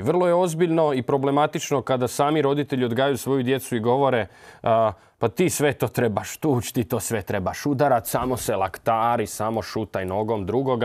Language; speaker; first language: Serbian; native; Serbian